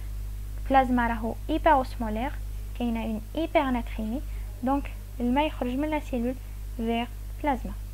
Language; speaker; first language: French; non-native, local second language; Arabic